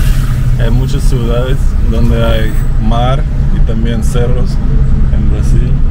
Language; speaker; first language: Spanish; non-native, fluent; Russian